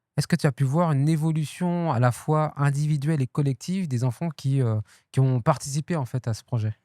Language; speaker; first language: French; native; French